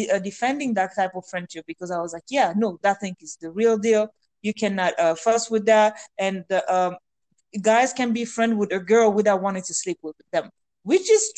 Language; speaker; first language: English; non-native, fluent; French